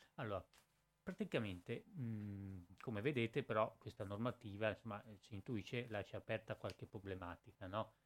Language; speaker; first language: Italian; native; Italian